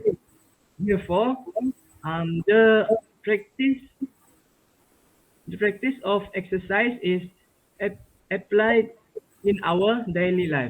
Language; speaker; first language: English; non-native, local second language; Malay